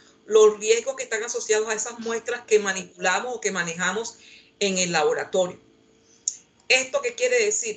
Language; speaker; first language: Spanish; native; Spanish